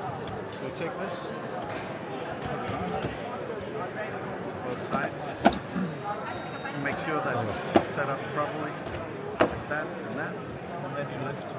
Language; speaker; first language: English; non-native, fluent; German